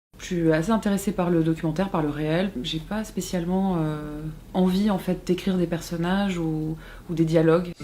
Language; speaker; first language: French; native; French